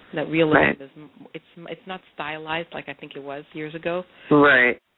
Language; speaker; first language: English; native; English